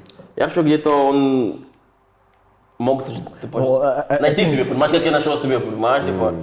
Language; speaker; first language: Russian; non-native, fluent; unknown